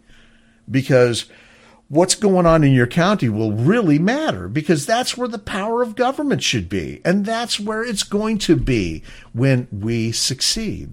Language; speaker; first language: English; native; English